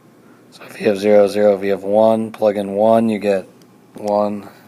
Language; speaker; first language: English; native; English